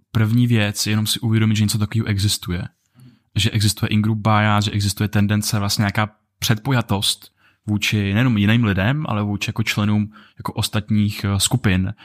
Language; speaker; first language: Czech; native; Czech